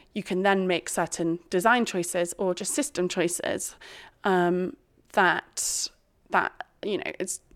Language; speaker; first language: English; native; English